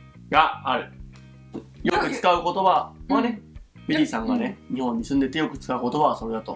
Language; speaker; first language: Japanese; native; Japanese